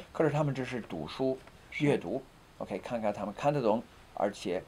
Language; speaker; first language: Chinese; non-native, fluent; English